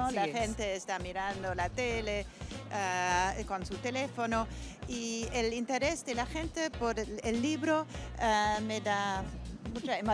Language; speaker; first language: Spanish; non-native, fluent; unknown